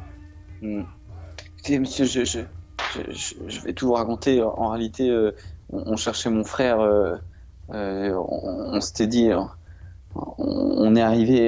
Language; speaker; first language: French; native; French